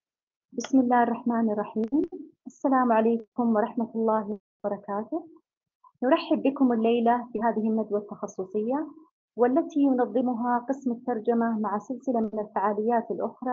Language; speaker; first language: Arabic; native; Arabic